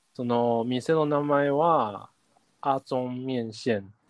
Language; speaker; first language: Japanese; non-native, learner; Chinese